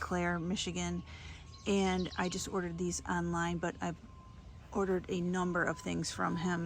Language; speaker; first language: English; native; English